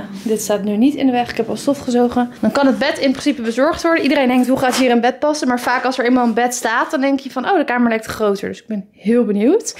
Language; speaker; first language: Dutch; native; Dutch